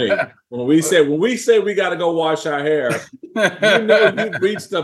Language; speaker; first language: English; native; English